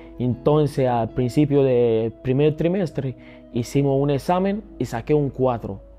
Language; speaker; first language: Spanish; early bilingual, other home language; Akan